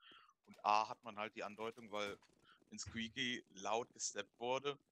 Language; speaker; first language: German; native; German